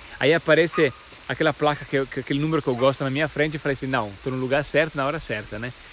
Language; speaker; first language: Portuguese; non-native, fluent; Italian